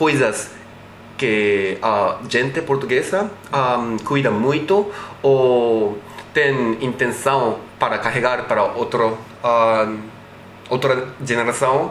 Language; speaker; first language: Portuguese; non-native, learner; Japanese